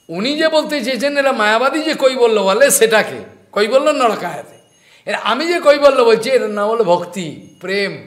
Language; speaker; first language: Hindi; non-native, local second language; Bangla